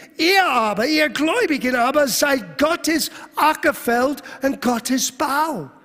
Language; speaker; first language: German; non-native, fluent; English